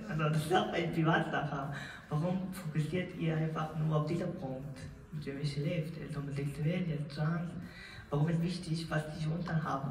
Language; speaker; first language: German; non-native, learner; Persian